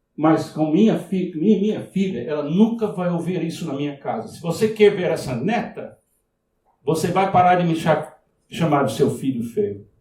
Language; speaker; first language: Portuguese; non-native, fluent; English